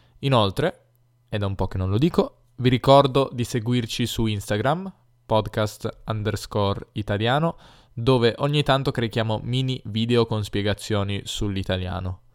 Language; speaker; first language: Italian; native; Italian